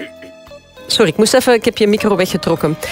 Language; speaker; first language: Dutch; native; Dutch